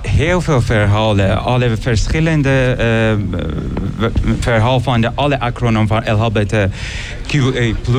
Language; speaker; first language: Dutch; non-native, learner; Persian